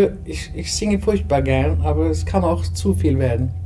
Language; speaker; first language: German; non-native, fluent; Norwegian